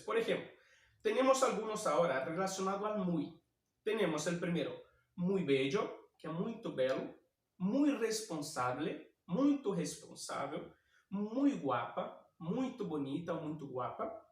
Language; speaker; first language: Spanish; non-native, fluent; Portuguese